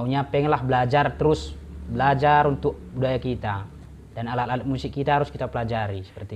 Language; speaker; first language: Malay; non-native, local second language; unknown